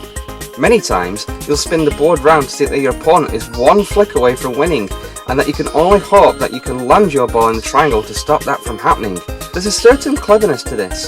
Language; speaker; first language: English; native; English